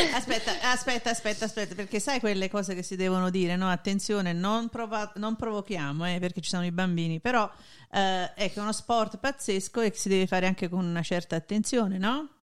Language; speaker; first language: Italian; native; Italian